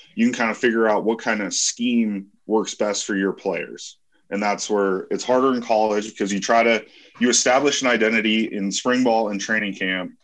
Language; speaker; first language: English; native; English